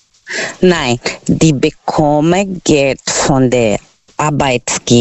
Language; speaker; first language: German; non-native, learner; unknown